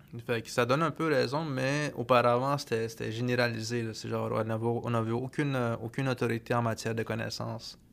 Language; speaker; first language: French; non-native, local second language; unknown